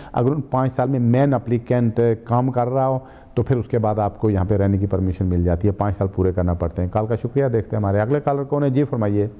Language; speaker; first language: Hindi; non-native, local second language; Punjabi